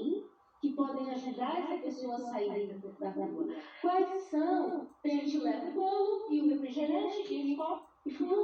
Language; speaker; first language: Portuguese; non-native, fluent; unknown